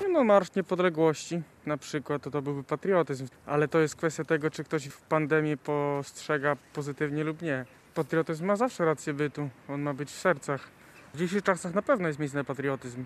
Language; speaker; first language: Polish; early bilingual, heritage; Polish